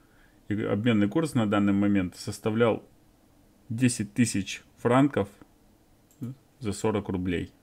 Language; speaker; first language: Russian; native; Russian